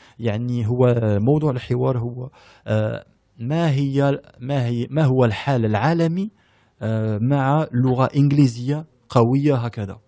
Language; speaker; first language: Arabic; early bilingual, heritage; French